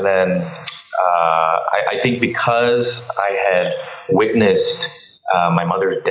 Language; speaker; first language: English; early bilingual, other home language; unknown